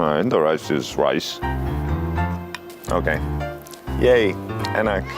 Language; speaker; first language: English; non-native, fluent; Italian